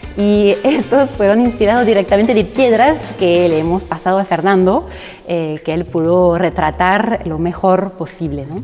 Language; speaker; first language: Spanish; non-native, fluent; French